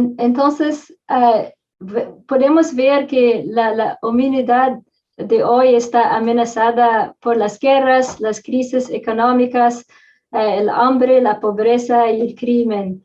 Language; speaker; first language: Spanish; non-native, fluent; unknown